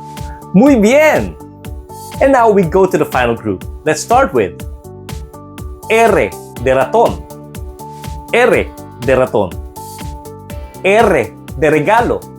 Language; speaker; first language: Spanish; non-native, fluent; Filipino